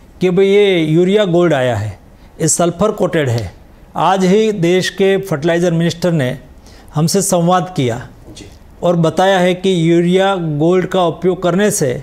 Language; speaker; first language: Hindi; non-native, local second language; Gujarati